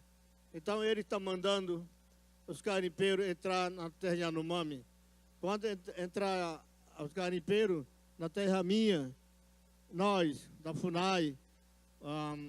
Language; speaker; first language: Portuguese; non-native, local second language; Yanomámi